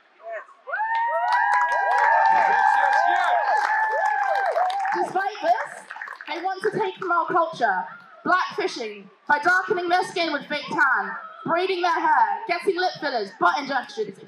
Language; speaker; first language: English; native; English